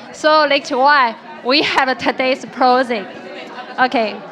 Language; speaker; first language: English; non-native, learner; Chinese